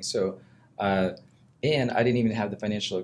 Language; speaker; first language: English; non-native, fluent; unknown